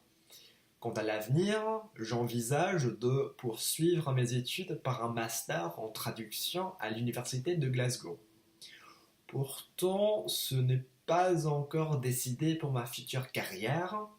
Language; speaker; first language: French; non-native, fluent; English